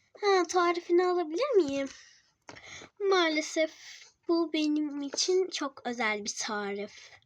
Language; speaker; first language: Turkish; native; Turkish